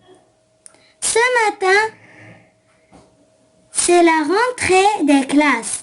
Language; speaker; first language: French; non-native, local second language; Arabic